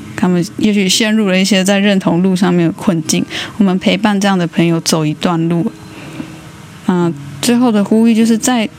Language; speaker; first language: Chinese; native; Chinese